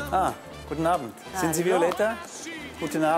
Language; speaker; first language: German; native; German